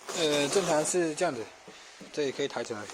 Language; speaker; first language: Chinese; native; Chinese